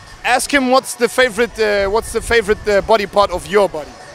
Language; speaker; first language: English; non-native, learner; German